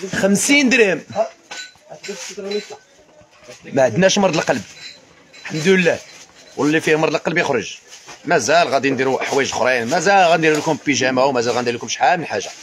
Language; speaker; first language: Arabic; native; Arabic